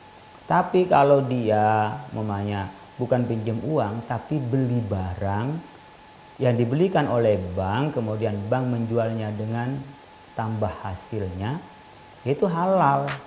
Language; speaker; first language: Indonesian; native; Indonesian